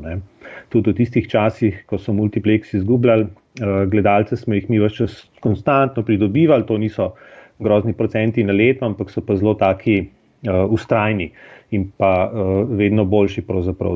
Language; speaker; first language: Slovenian; native; Slovenian